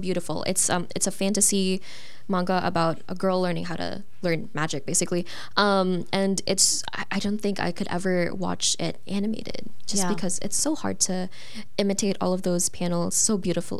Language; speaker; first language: English; non-native, local second language; Filipino